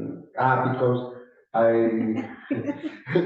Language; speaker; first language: English; non-native, learner; Spanish